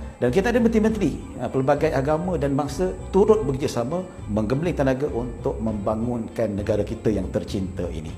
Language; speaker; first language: Malay; native; Malay